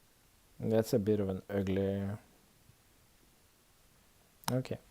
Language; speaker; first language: English; non-native, fluent; Swedish